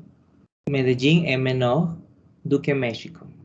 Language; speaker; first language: Portuguese; non-native, learner; Spanish